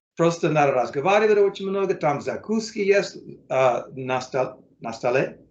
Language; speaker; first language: Russian; non-native, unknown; English